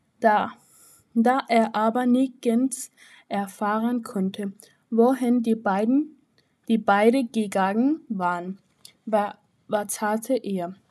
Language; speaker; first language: German; non-native, learner; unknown